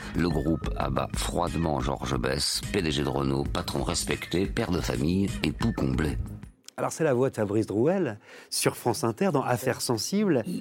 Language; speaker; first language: French; native; French